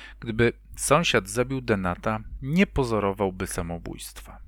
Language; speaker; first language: Polish; native; Polish